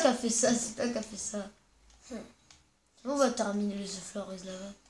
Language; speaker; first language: French; native; French